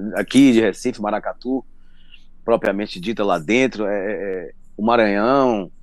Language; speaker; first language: Portuguese; native; Portuguese